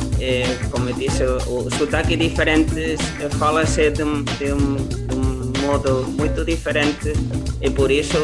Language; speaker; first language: Portuguese; non-native, learner; Spanish